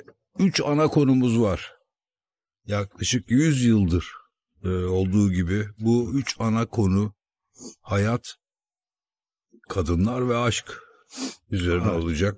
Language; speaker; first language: Turkish; native; Turkish